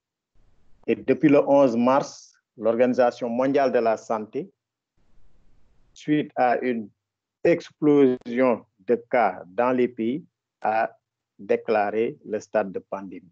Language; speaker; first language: French; non-native, local second language; Wolof